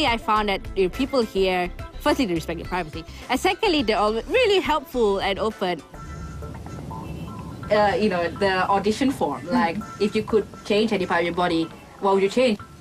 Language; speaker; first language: English; non-native, local second language; Bangla